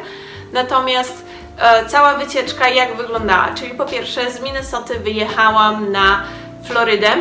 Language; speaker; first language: Polish; native; Polish